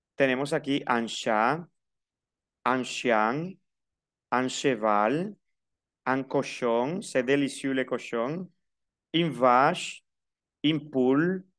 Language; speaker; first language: Spanish; native; Spanish